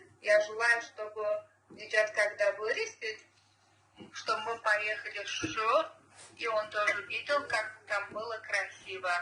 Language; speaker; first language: Russian; non-native, local second language; Azerbaijani